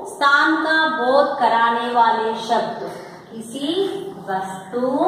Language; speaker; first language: Hindi; non-native, local second language; Telugu